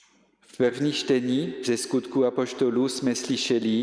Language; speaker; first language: Czech; non-native, fluent; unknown